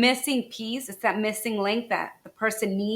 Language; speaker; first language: English; native; English